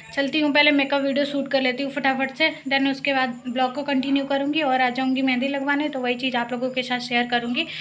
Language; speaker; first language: Hindi; native; Hindi